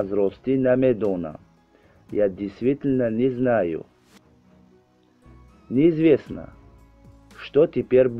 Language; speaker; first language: Russian; non-native, learner; Tajik